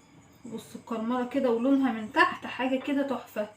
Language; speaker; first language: Arabic; native; Arabic